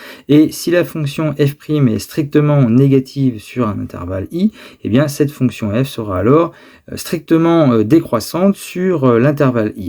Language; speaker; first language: French; native; French